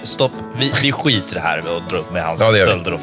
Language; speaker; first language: Swedish; native; Swedish